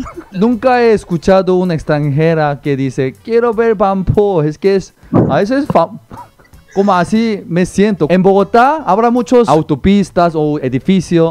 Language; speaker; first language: Spanish; non-native, fluent; Korean